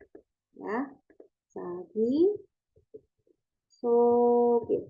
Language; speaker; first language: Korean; non-native, learner; Indonesian